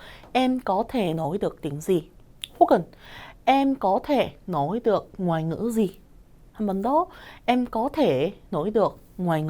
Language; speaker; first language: Vietnamese; non-native, fluent; Korean